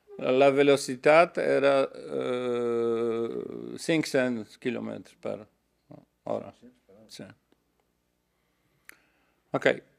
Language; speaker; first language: Italian; non-native, learner; Polish